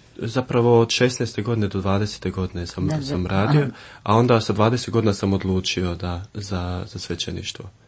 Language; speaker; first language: Croatian; early bilingual, heritage; Croatian